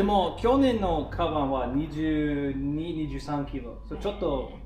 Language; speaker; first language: Japanese; non-native, learner; English